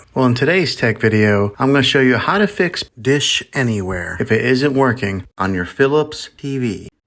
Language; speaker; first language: English; native; English